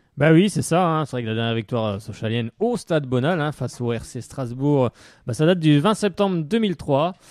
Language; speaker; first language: French; native; French